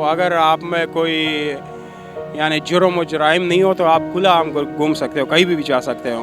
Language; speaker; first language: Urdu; non-native, fluent; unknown